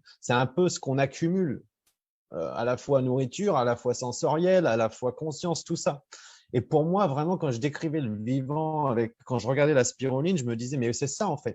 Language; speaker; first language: French; native; French